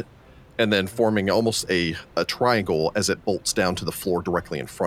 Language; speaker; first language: English; native; English